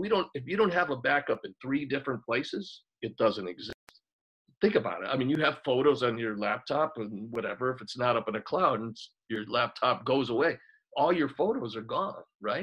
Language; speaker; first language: English; native; English